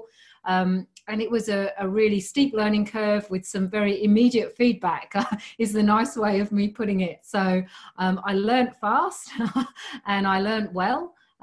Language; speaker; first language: English; native; English